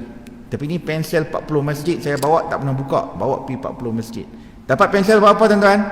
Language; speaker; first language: Malay; native; Malay